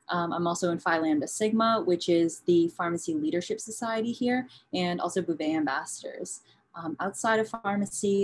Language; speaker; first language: English; native; English